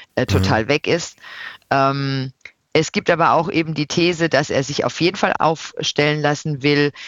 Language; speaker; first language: German; native; German